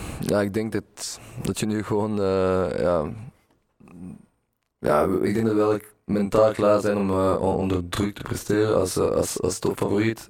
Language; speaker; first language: Dutch; non-native, local second language; French